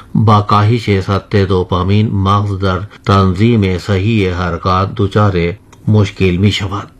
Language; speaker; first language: Persian; non-native, fluent; Urdu